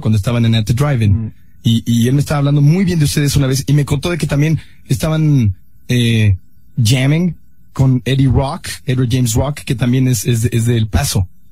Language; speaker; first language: Spanish; native; Spanish